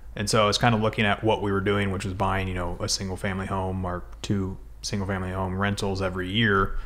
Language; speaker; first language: English; native; English